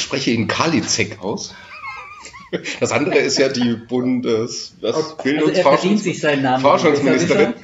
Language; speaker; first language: German; native; German